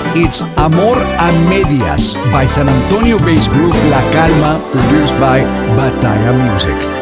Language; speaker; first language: English; early bilingual, other home language; Spanish